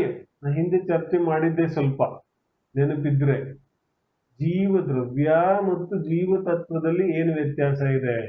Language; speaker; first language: Kannada; non-native, local second language; Hindi